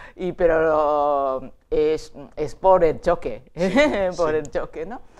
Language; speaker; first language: Spanish; non-native, fluent; Japanese